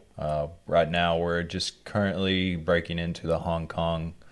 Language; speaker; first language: English; native; English